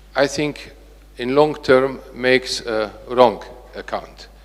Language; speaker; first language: English; non-native, fluent; Slovenian